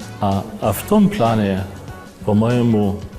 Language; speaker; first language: Russian; non-native, fluent; German